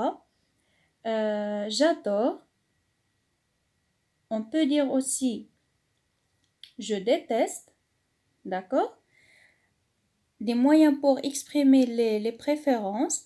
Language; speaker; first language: French; non-native, local second language; Arabic